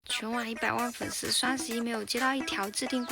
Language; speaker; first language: Chinese; native; Chinese